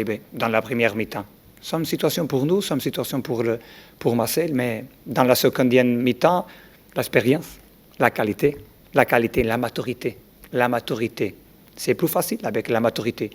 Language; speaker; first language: French; non-native, learner; Portuguese